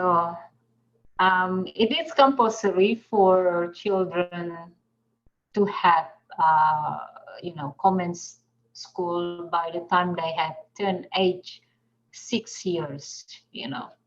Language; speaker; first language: English; non-native, fluent; Indonesian